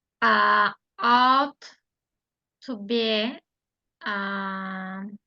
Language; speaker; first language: English; non-native, learner; Turkish